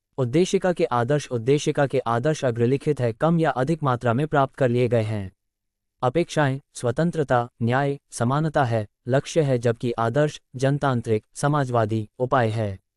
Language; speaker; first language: Hindi; native; Hindi